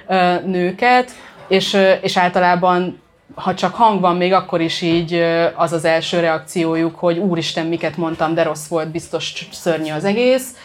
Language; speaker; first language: Hungarian; native; Hungarian